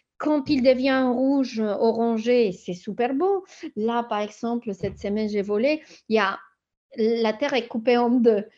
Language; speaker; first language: French; non-native, fluent; Spanish